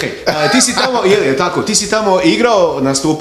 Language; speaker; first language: Bosnian; native; Bosnian